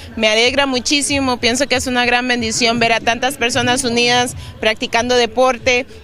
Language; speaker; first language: Spanish; native; Spanish